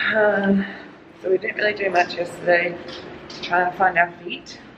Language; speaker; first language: English; native; English